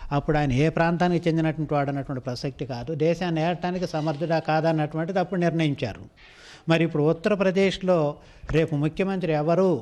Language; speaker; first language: Telugu; native; Telugu